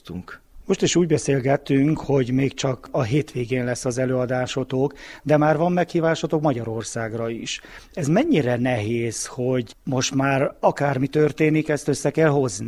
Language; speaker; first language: Hungarian; native; Hungarian